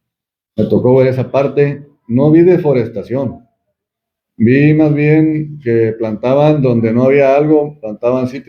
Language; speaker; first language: Spanish; native; Spanish